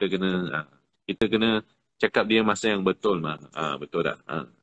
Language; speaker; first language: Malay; non-native, local second language; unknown